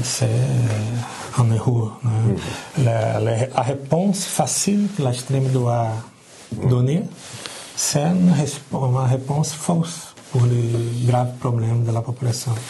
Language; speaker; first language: French; non-native, learner; Portuguese